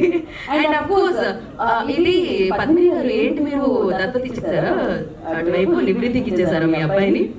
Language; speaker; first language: Telugu; native; Telugu